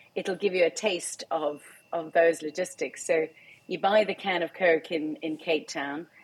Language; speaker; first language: English; native; English